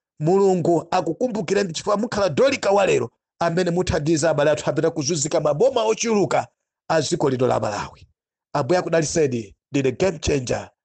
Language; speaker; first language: Nyanja; non-native, local second language; Tumbuka